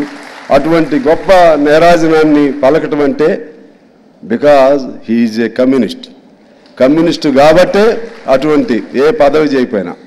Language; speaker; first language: Telugu; native; Telugu